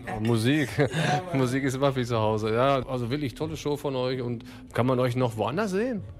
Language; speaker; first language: German; native; German